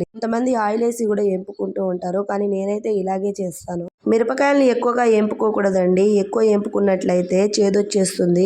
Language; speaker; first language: Telugu; non-native, local second language; Lambadi